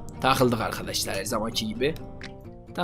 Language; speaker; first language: Turkish; native; Turkish